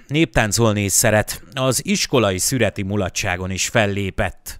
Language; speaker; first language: Hungarian; native; Hungarian